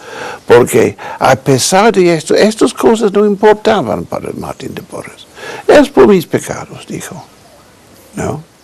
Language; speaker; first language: Spanish; non-native, fluent; English